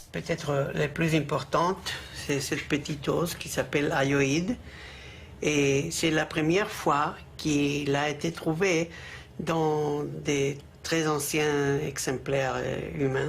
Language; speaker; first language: French; non-native, fluent; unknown